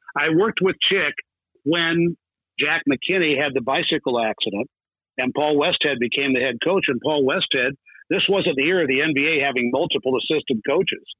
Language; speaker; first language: English; native; English